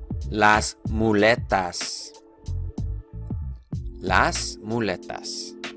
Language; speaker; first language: Spanish; non-native, fluent; English